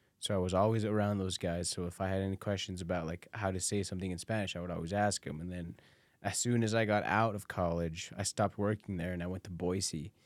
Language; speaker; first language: English; early bilingual, other home language; Spanish